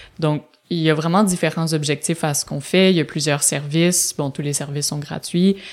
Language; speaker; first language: French; native; French